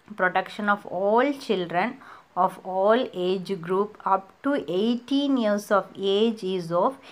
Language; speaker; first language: English; non-native, local second language; Tamil